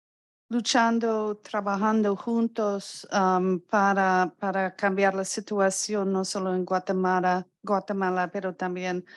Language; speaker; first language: Spanish; non-native, fluent; English